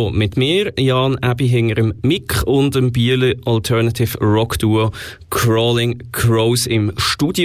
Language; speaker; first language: German; native; German